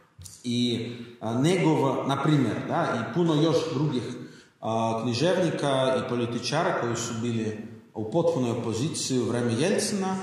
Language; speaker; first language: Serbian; non-native, learner; Russian